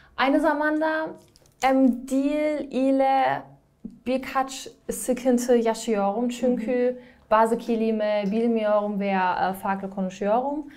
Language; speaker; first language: Turkish; non-native, learner; German